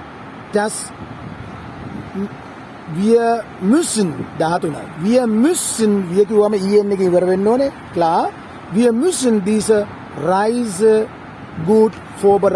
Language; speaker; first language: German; non-native, fluent; Sinhala